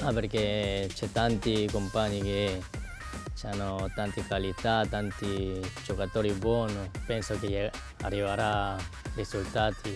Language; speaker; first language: Italian; non-native, learner; Korean